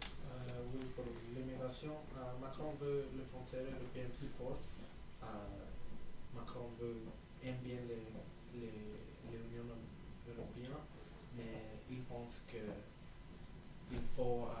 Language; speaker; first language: French; non-native, learner; English